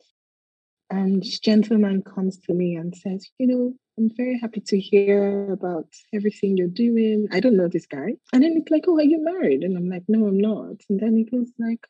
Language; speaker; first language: English; non-native, local second language; Yoruba